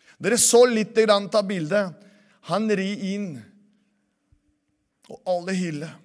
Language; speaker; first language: Norwegian; non-native, fluent; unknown